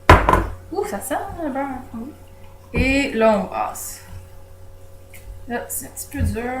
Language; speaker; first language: French; native; French